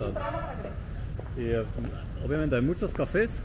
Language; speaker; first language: Spanish; non-native, fluent; German